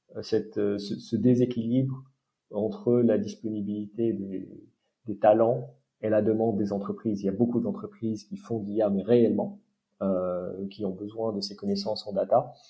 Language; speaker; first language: French; non-native, local second language; Arabic